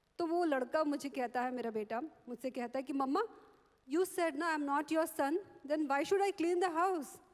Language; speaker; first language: Hindi; non-native, local second language; Marathi